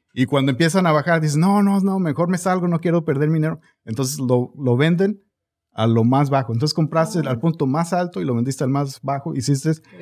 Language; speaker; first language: Spanish; early bilingual, heritage; Spanish